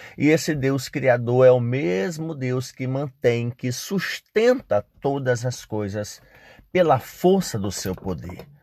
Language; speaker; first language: Portuguese; native; Portuguese